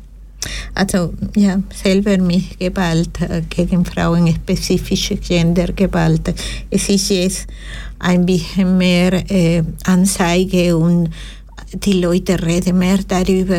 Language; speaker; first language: German; non-native, fluent; Spanish